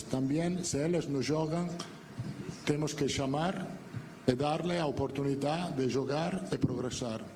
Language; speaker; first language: Portuguese; non-native, fluent; Italian